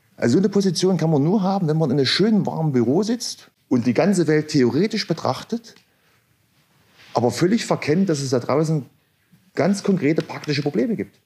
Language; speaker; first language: German; native; German